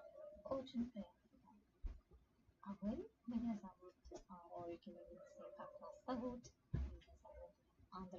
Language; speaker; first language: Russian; non-native, learner; English